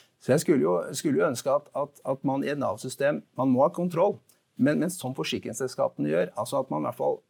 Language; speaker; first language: Norwegian; native; Norwegian